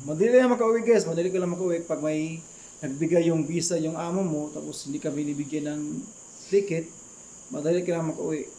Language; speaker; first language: Filipino; non-native, local second language; Cebuano